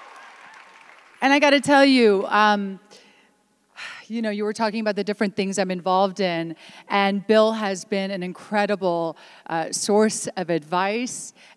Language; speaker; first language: English; early bilingual, other home language; Italian